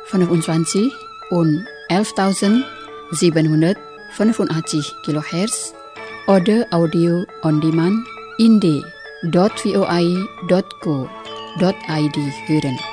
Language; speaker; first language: German; non-native, fluent; Indonesian